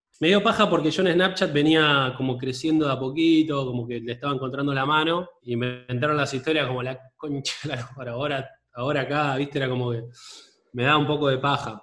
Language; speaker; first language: Spanish; native; Spanish